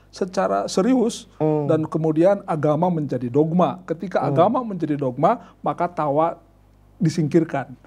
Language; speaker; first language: Indonesian; native; Indonesian